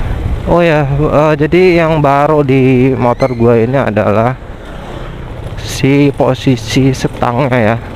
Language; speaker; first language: Indonesian; native; Indonesian